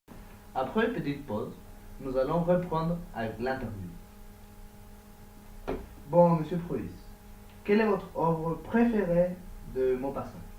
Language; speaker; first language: French; non-native, learner; Spanish